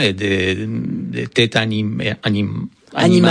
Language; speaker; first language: French; non-native, fluent; Romanian